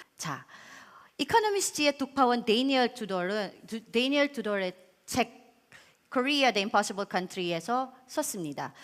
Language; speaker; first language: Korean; non-native, fluent; Filipino